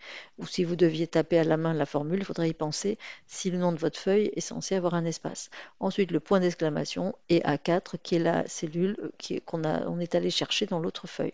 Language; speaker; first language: French; native; French